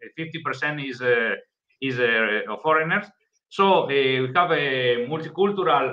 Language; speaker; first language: English; non-native, learner; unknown